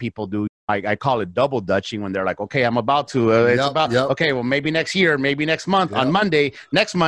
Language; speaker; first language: English; early bilingual, other home language; Spanish